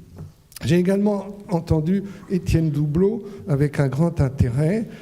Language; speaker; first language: French; native; French